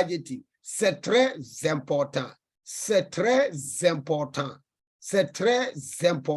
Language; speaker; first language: French; non-native, fluent; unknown